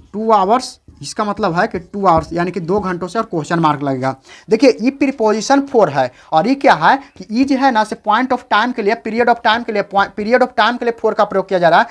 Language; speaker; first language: Hindi; native; Hindi